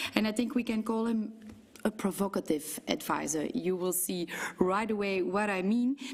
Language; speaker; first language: English; non-native, fluent; Dutch